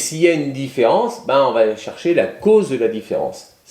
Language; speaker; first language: French; native; French